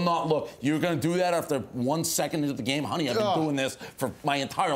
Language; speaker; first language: English; native; English